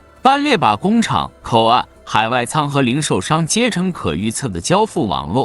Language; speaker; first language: Chinese; native; Chinese